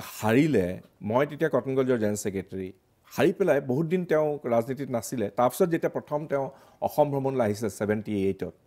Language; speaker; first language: Assamese; native; Assamese